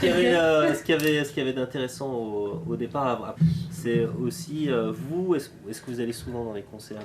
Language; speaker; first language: French; native; French